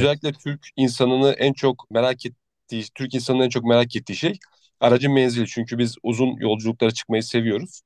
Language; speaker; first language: Turkish; native; Turkish